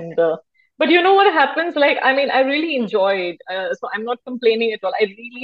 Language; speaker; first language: English; non-native, local second language; Hindi